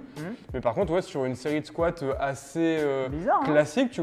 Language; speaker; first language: French; native; French